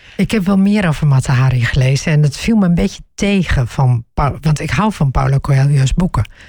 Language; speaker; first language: Dutch; early bilingual, other home language; Turkish